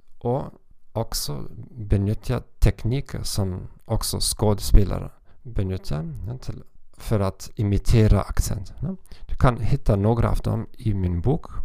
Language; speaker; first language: Swedish; non-native, learner; German